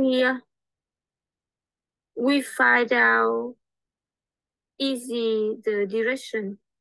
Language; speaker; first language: English; non-native, learner; Vietnamese